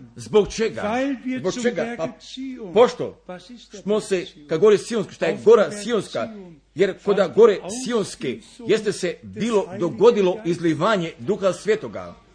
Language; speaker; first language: Croatian; early bilingual, heritage; Croatian